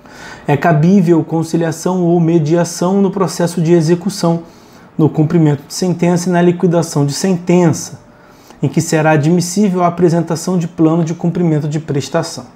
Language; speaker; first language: Portuguese; native; Portuguese